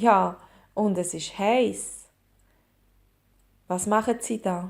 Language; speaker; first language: German; native; German